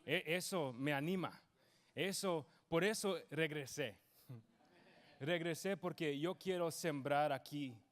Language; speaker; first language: Spanish; early bilingual, heritage; English